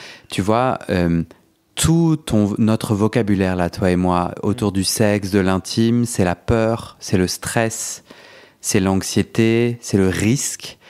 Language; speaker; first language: French; native; French